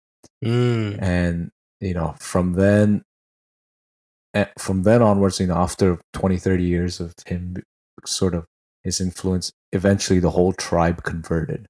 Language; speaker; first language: English; non-native, local second language; Tangkhul Naga (India)